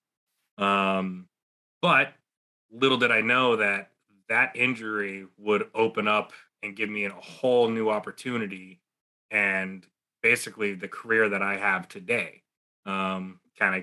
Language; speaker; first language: English; native; English